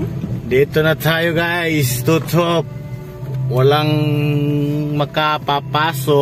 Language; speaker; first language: Filipino; early bilingual, heritage; Filipino